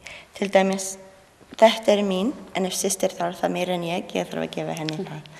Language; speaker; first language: Icelandic; non-native, learner; English